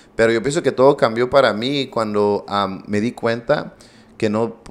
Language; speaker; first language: Spanish; early bilingual, heritage; Spanish